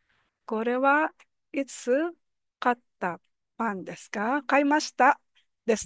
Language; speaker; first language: Japanese; non-native, fluent; Filipino